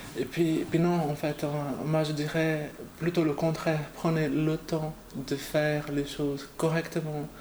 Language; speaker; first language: French; non-native, fluent; Portuguese